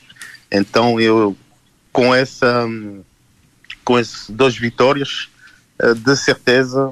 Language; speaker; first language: Portuguese; non-native, learner; French